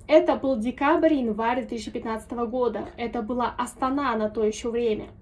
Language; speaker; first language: Russian; native; Russian